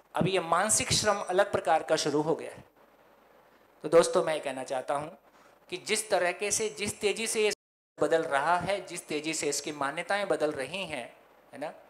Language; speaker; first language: Hindi; native; Hindi